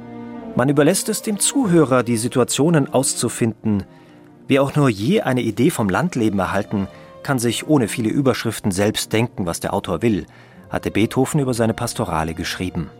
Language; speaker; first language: German; native; German